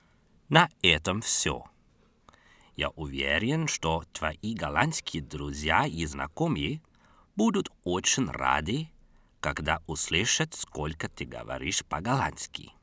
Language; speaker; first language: Russian; non-native, fluent; Dutch